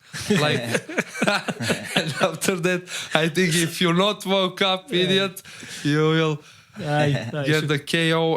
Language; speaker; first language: English; non-native, learner; Serbian